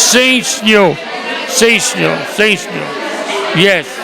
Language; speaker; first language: Portuguese; early bilingual, heritage; Portuguese